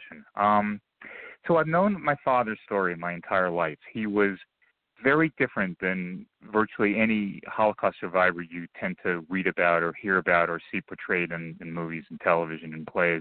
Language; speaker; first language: English; native; English